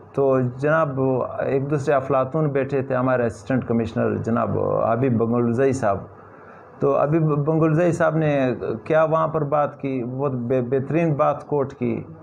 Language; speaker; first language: Urdu; non-native, local second language; Pashto